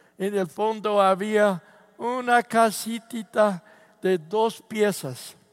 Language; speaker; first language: Spanish; non-native, fluent; English